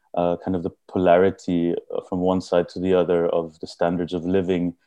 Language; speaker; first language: English; early bilingual, heritage; German